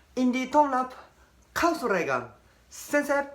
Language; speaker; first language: Thai; non-native, fluent; Japanese